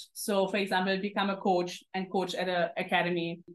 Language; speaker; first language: English; non-native, fluent; German